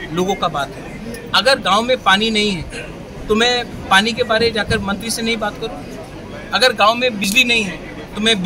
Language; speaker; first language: Hindi; non-native, local second language; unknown